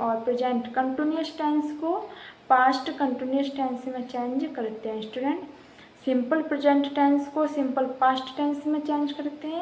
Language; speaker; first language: Hindi; native; Hindi